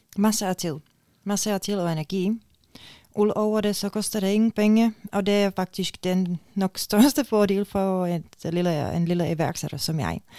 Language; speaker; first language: Danish; non-native, fluent; Czech